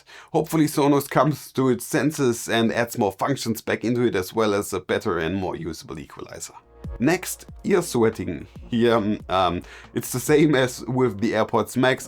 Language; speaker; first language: English; non-native, fluent; German